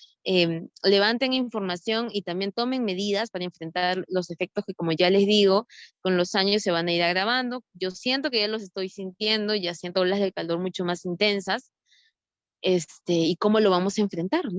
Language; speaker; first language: Spanish; native; Spanish